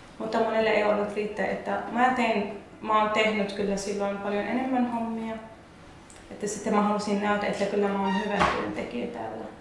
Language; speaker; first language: Finnish; non-native, learner; Arabic